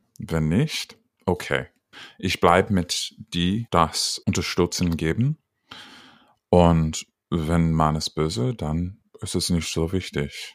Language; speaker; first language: German; non-native, learner; English